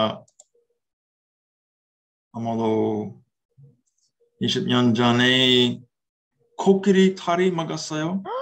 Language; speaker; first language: Korean; non-native, learner; English